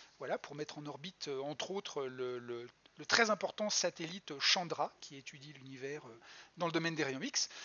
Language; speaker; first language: French; native; French